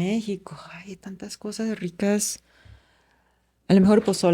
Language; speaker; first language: Spanish; non-native, fluent; Japanese